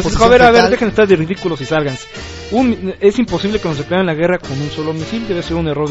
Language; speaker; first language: Spanish; native; Spanish